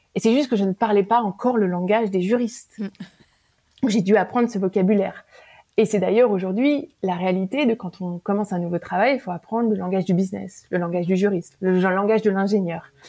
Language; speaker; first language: French; native; French